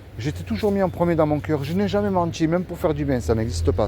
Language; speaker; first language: French; native; French